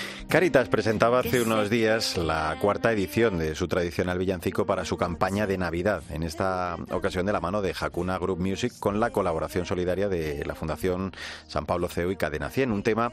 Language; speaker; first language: Spanish; native; Spanish